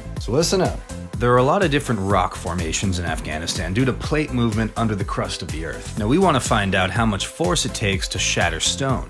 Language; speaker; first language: English; native; English